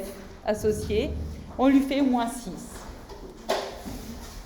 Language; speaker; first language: French; native; French